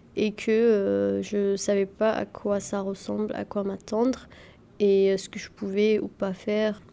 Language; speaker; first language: French; early bilingual, other home language; Arabic